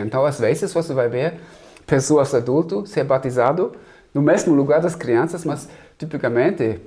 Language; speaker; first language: Portuguese; non-native, fluent; German